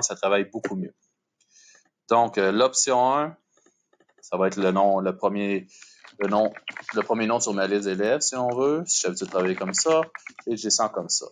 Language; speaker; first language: French; native; French